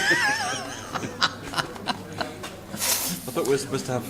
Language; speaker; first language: English; native; English